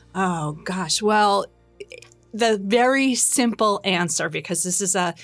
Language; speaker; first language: English; native; English